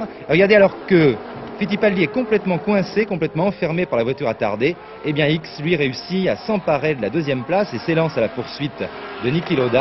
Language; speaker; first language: French; native; French